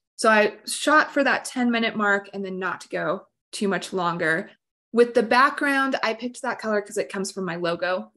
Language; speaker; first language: English; native; English